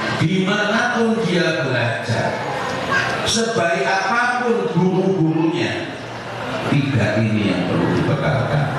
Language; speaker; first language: Indonesian; native; Indonesian